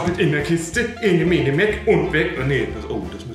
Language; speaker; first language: German; native; German